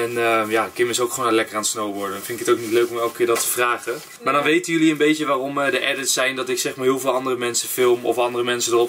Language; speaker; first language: Dutch; native; Dutch